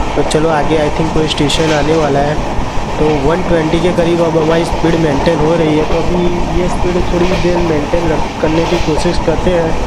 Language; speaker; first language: Hindi; non-native, local second language; Gujarati